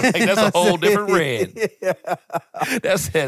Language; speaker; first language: English; native; English